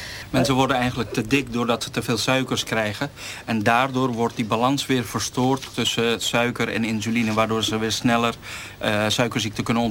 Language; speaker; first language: Dutch; native; Dutch